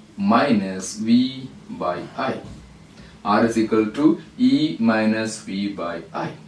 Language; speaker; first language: English; non-native, local second language; Malayalam